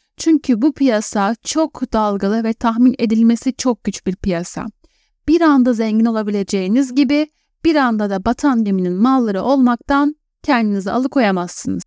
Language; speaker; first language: Turkish; native; Turkish